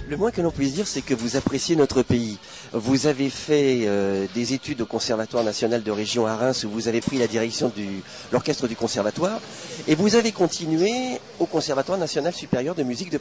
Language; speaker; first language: French; native; French